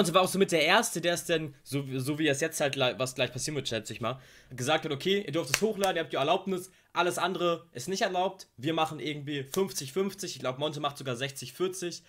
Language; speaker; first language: German; native; German